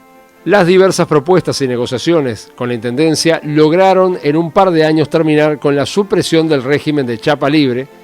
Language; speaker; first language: Spanish; native; Spanish